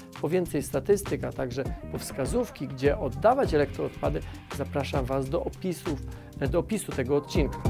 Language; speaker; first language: Polish; native; Polish